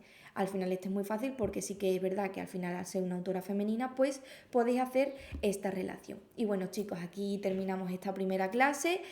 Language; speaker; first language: Spanish; native; Spanish